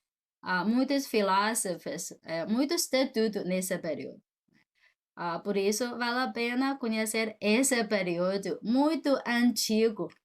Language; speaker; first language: Portuguese; non-native, fluent; Chinese